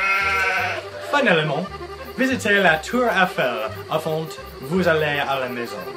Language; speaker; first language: French; non-native, learner; English